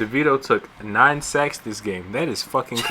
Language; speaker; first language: English; native; English